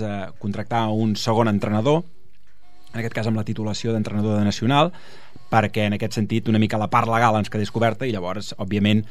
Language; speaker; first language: Catalan; native; Catalan